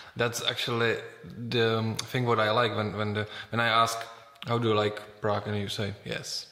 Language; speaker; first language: English; non-native, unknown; Czech